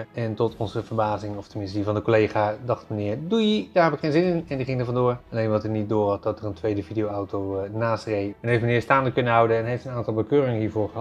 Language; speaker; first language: Dutch; native; Dutch